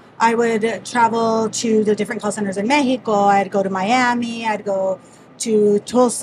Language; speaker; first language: English; early bilingual, other home language; Spanish